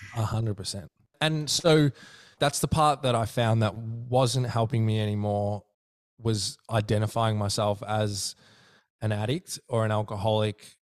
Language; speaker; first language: English; native; English